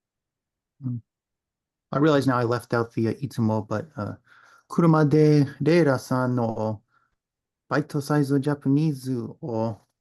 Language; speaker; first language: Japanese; non-native, learner; English